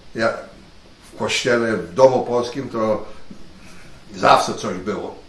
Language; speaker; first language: Polish; early bilingual, heritage; Polish